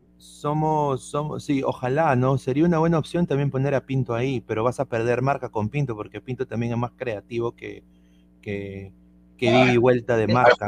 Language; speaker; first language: Spanish; native; Spanish